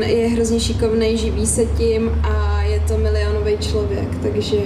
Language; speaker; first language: Czech; native; Czech